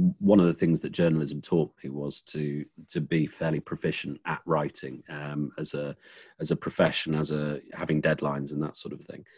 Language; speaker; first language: English; native; English